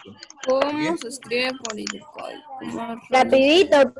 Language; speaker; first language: Spanish; native; Spanish